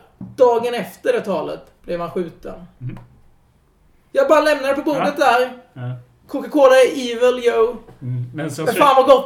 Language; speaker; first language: Swedish; native; Swedish